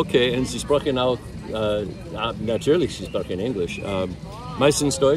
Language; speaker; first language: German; non-native, learner; English